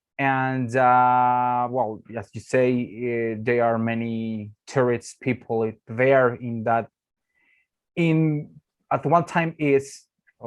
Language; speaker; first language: English; non-native, learner; Spanish